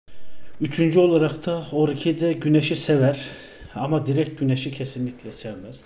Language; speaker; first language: Turkish; native; Turkish